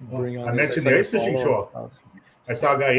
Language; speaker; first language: English; native; English